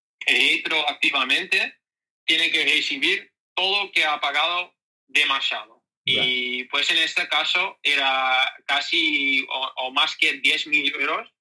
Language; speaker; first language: Spanish; non-native, learner; Dutch